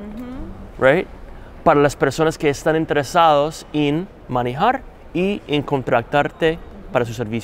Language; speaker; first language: Spanish; non-native, fluent; English